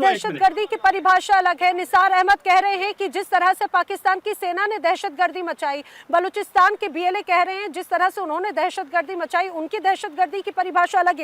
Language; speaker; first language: Hindi; native; Hindi